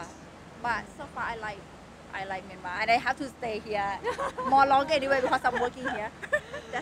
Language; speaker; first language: English; non-native, fluent; Thai